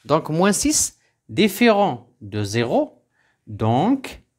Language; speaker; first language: French; non-native, local second language; Arabic